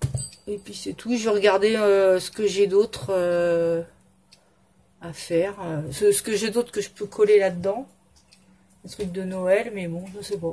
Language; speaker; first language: French; native; French